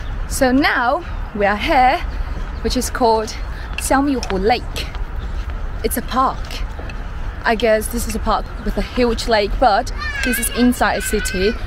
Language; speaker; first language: English; non-native, fluent; Chinese